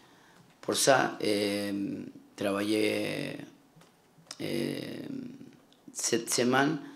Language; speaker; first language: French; non-native, learner; Spanish